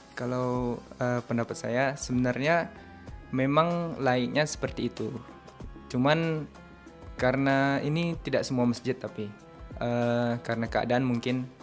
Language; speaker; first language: Indonesian; native; Indonesian